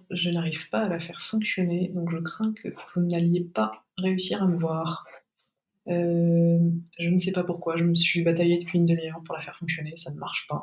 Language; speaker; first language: French; native; French